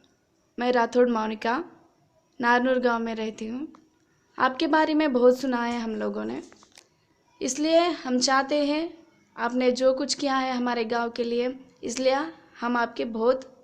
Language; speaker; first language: Hindi; non-native, local second language; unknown